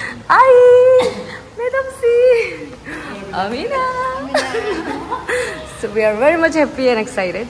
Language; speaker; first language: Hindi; non-native, local second language; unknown